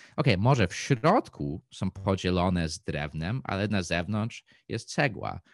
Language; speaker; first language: Polish; early bilingual, heritage; Polish